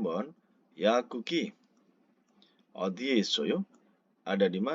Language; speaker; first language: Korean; non-native, fluent; Indonesian